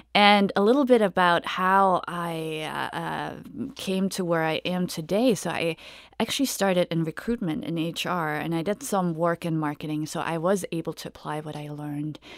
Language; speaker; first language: English; non-native, fluent; German